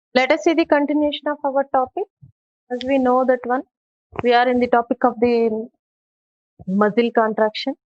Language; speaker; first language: English; non-native, local second language; Telugu